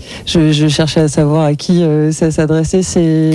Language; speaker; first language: French; native; French